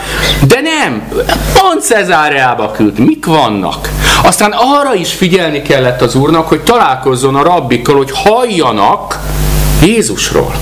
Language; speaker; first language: Hungarian; native; Hungarian